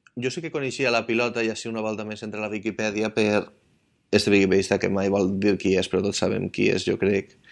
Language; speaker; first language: Catalan; native; Catalan